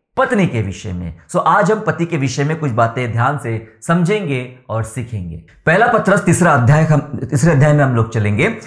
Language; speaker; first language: Hindi; non-native, local second language; Marathi